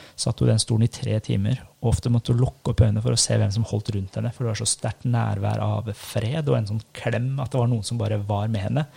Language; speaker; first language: Norwegian; early bilingual, other home language; Persian